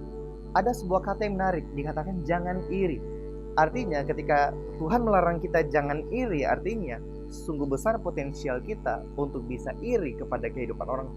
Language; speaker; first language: Indonesian; native; Indonesian